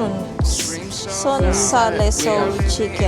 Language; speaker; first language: Korean; non-native, learner; Filipino